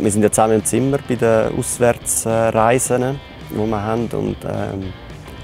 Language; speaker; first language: German; native; German